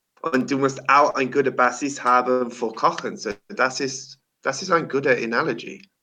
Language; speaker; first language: German; non-native, learner; English